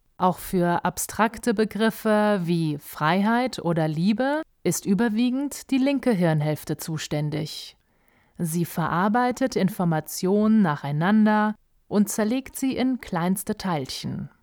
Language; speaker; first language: German; native; German